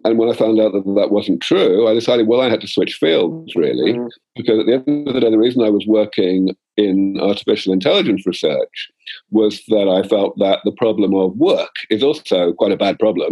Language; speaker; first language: English; native; English